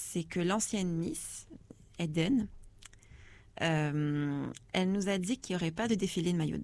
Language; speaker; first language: French; native; French